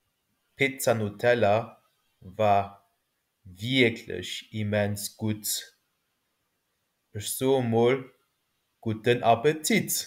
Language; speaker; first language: German; non-native, local second language; Luxembourgish